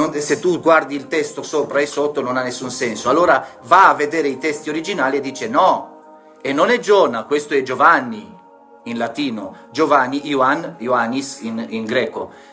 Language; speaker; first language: Italian; non-native, fluent; Romanian